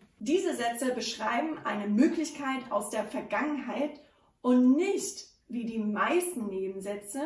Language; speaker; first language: German; non-native, fluent; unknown